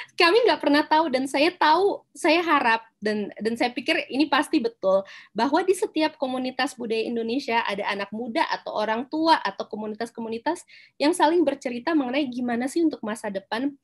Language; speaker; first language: Indonesian; non-native, local second language; Minangkabau